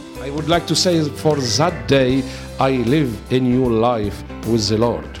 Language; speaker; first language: English; non-native, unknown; Arabic